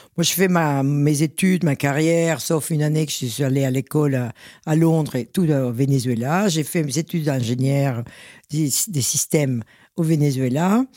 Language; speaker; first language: French; non-native, fluent; Spanish